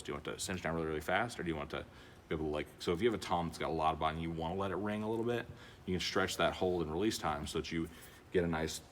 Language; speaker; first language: English; native; English